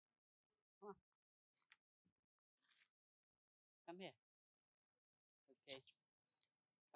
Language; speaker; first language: English; non-native, learner; Khmer